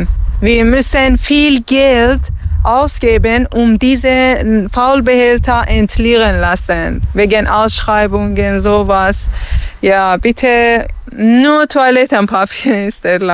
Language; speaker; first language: German; non-native, fluent; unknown